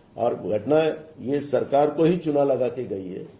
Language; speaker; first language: Hindi; non-native, local second language; Marathi